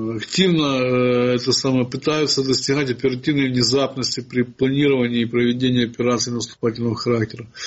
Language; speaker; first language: Russian; non-native, local second language; Ukrainian